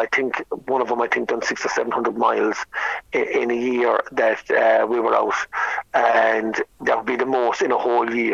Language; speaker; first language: English; native; English